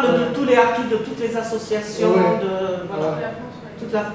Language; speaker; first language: French; native; French